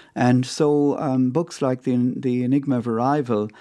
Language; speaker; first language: English; native; English